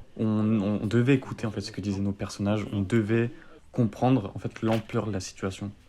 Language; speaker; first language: French; native; French